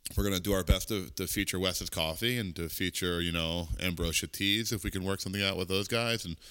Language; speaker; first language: English; native; English